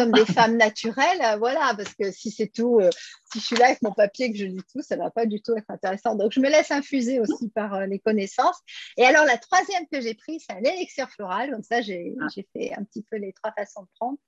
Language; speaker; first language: French; native; French